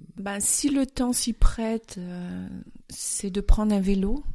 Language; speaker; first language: French; native; French